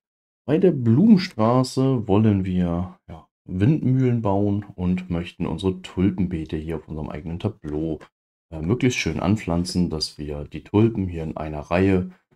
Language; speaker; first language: German; native; German